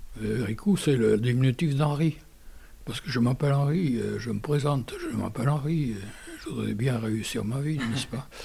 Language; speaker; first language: French; non-native, local second language; Occitan